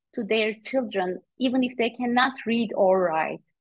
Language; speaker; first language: English; non-native, fluent; Turkish